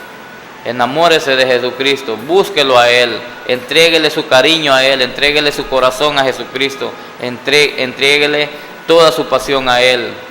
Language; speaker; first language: Spanish; native; Spanish